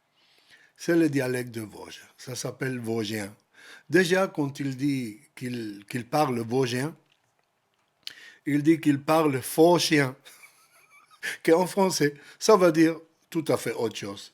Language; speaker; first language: French; non-native, learner; Spanish